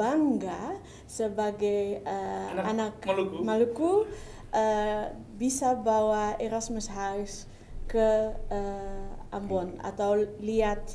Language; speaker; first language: Indonesian; early bilingual, heritage; Dutch